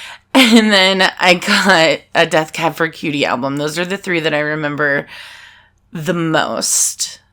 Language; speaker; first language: English; native; English